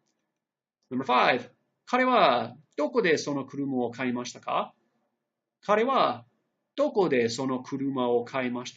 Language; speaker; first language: Japanese; non-native, fluent; English